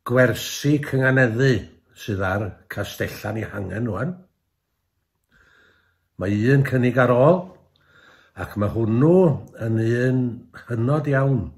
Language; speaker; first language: Welsh; native; Welsh